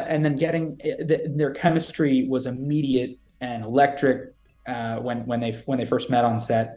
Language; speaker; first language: English; native; English